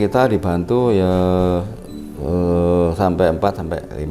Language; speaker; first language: Indonesian; native; Indonesian